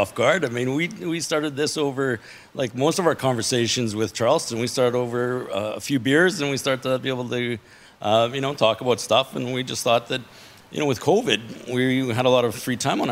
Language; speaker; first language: English; native; English